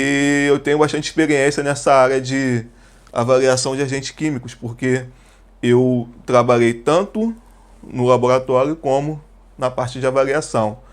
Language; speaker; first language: Portuguese; native; Portuguese